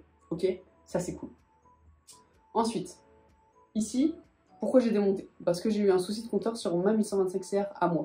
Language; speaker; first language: French; native; French